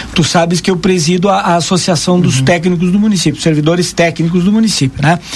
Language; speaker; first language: Portuguese; native; Portuguese